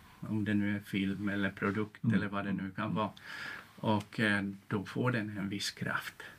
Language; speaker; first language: Swedish; non-native, local second language; Finnish